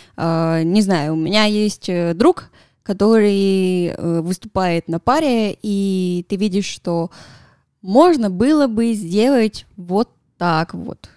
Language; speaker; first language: Russian; non-native, fluent; Spanish